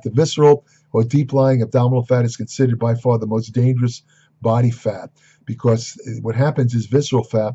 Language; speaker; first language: English; native; English